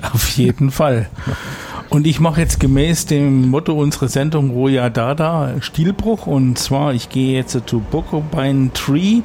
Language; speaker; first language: German; native; German